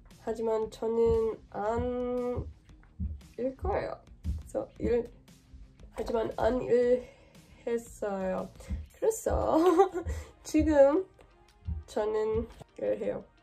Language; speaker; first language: Korean; non-native, learner; English